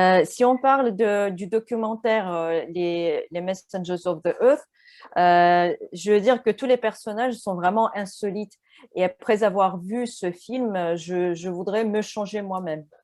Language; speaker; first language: French; non-native, fluent; Russian